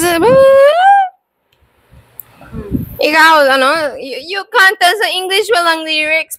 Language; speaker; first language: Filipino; non-native, learner; English